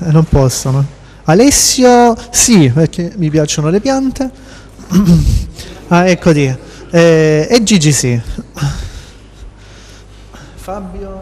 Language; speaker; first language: Italian; native; Italian